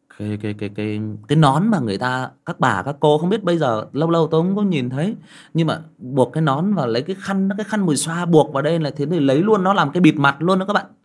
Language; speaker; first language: Vietnamese; native; Vietnamese